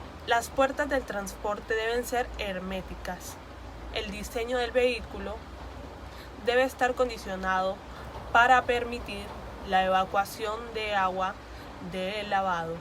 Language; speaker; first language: Spanish; native; Spanish